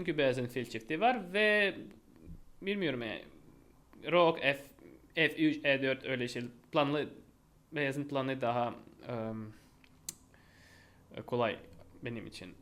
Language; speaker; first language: Turkish; non-native, fluent; Russian